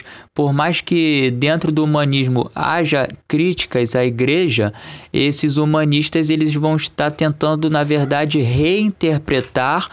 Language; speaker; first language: Portuguese; native; Portuguese